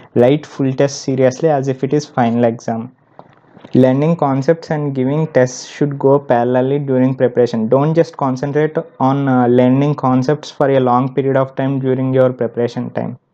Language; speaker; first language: English; non-native, local second language; Telugu